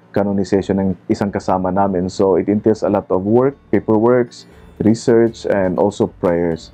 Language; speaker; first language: Filipino; native; Filipino